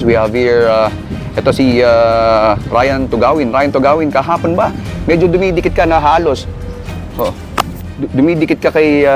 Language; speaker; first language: Filipino; native; Filipino